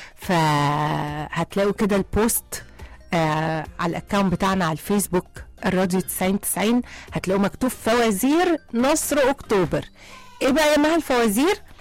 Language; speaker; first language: Arabic; native; Arabic